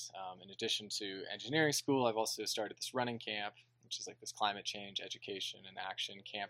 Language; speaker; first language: English; native; English